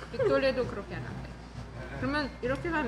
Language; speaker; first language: Korean; non-native, fluent; Russian